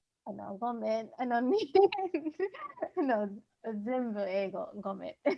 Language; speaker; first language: Japanese; non-native, learner; English